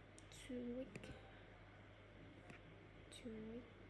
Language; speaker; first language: English; non-native, learner; Vietnamese